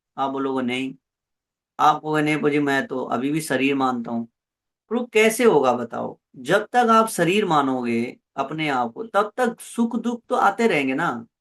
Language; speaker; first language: Hindi; non-native, local second language; Punjabi